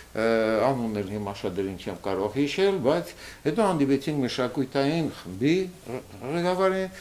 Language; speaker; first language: Armenian; early bilingual, heritage; Armenian